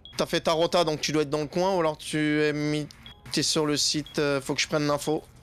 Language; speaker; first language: French; native; French